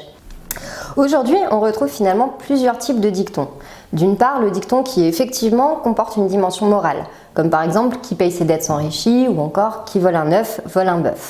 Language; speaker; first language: French; native; French